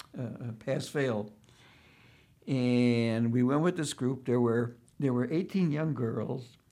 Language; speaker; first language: English; early bilingual, other home language; Yiddish